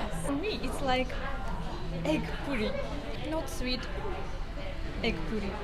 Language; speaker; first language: English; non-native, learner; Russian